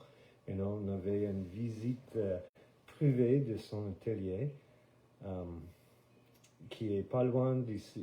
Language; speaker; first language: French; non-native, fluent; English